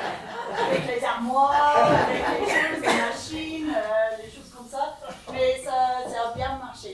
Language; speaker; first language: French; non-native, learner; English